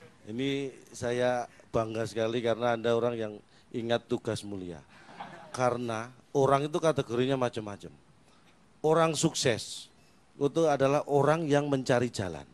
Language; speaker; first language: Indonesian; native; Indonesian